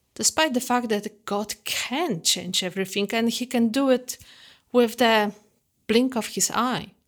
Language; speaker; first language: English; non-native, fluent; Polish